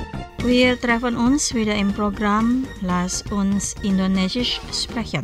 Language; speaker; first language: German; non-native, fluent; Indonesian